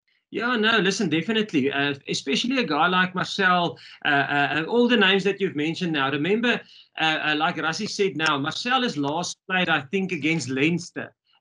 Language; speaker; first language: English; non-native, local second language; Afrikaans